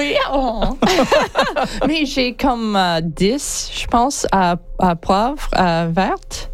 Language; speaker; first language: French; non-native, local second language; English